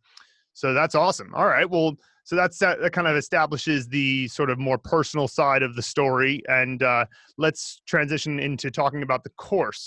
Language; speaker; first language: English; native; English